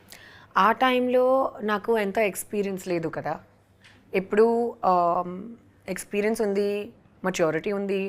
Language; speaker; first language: Telugu; non-native, local second language; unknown